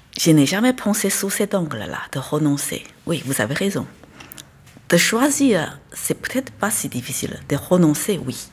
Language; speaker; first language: French; non-native, fluent; Chinese